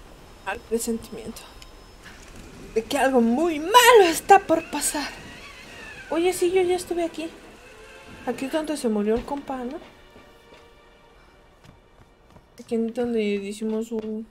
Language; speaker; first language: Spanish; native; Spanish